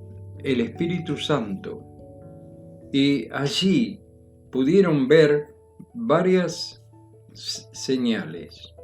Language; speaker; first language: Spanish; native; Spanish